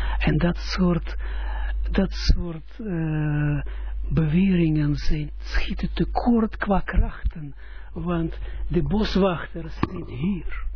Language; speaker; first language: Dutch; non-native, fluent; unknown